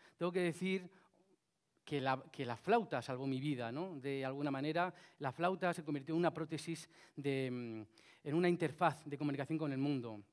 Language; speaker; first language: Spanish; native; Spanish